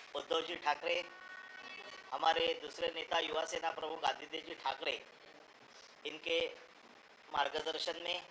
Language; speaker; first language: Hindi; non-native, local second language; Marathi